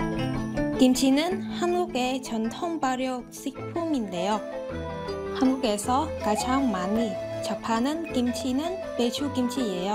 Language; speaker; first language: Korean; non-native, fluent; Vietnamese